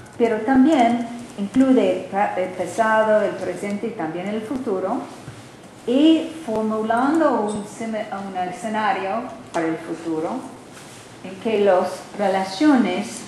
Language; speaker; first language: Spanish; non-native, learner; English